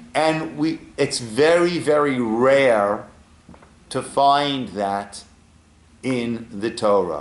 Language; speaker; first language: English; native; English